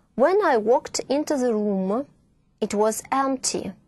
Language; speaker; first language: English; non-native, fluent; Russian